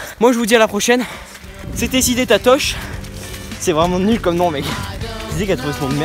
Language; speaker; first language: French; native; French